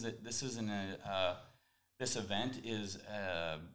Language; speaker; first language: English; native; English